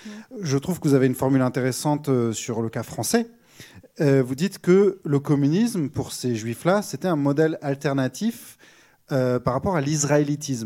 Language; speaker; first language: French; native; French